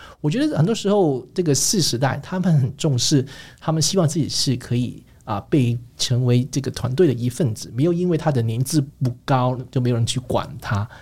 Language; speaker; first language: Chinese; non-native, local second language; Cantonese